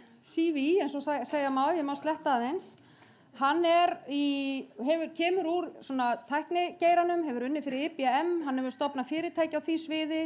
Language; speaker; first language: Icelandic; native; Icelandic